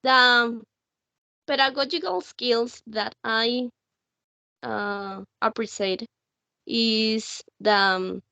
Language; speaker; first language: English; non-native, learner; Spanish